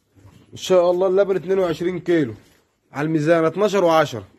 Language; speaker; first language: Arabic; native; Arabic